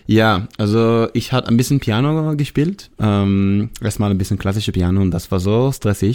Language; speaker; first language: German; non-native, learner; Hebrew